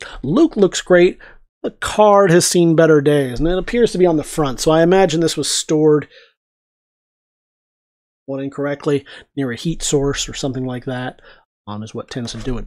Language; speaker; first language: English; native; English